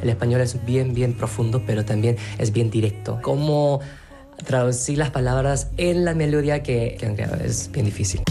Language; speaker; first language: Spanish; non-native, fluent; Korean